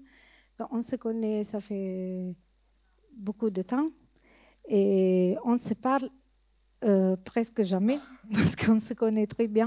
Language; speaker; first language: French; non-native, learner; Italian